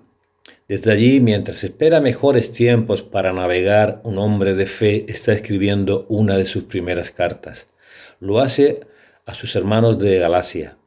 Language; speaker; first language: Spanish; native; Spanish